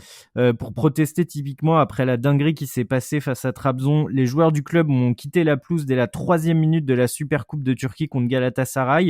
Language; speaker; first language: French; native; French